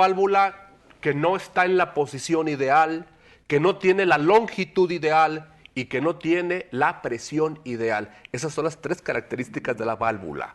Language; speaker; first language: Spanish; native; Spanish